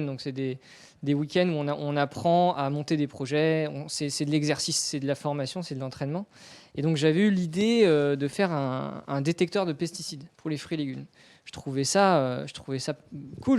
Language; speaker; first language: French; native; French